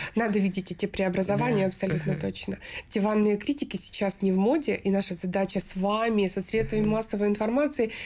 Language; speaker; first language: Russian; native; Russian